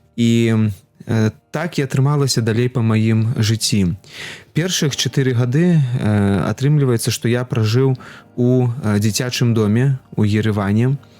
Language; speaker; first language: Belarusian; non-native, local second language; Russian